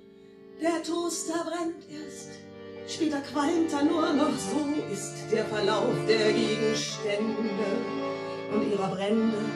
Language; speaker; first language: German; native; German